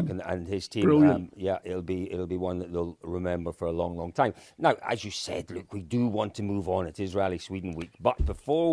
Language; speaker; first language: English; native; English